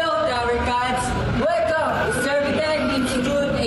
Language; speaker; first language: English; non-native, local second language; Filipino